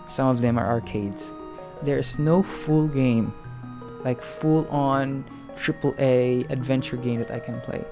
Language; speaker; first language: English; non-native, local second language; Hiligaynon